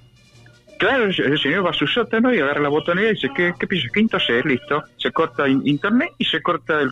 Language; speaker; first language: Spanish; native; Spanish